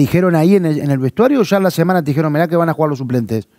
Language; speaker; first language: Spanish; native; Spanish